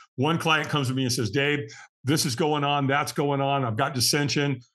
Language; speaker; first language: English; native; English